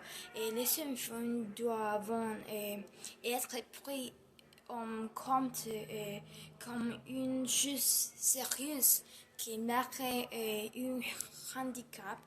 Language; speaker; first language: French; non-native, learner; Spanish